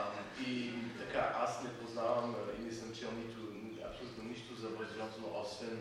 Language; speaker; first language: Bulgarian; non-native, fluent; French